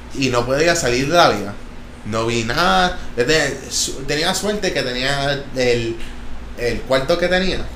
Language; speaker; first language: Spanish; early bilingual, heritage; Spanish